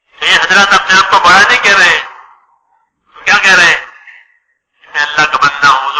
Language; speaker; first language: Urdu; non-native, local second language; Gujarati